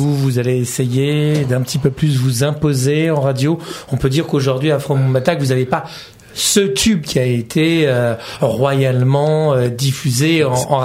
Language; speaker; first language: French; native; French